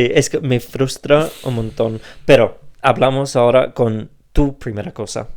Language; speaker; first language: Spanish; non-native, fluent; English